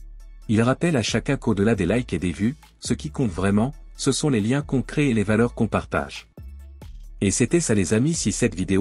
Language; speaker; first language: French; native; French